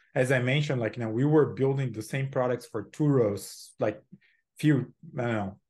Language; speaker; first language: English; non-native, fluent; Portuguese